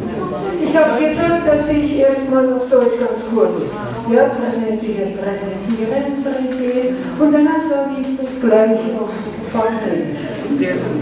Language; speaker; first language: German; non-native, fluent; Armenian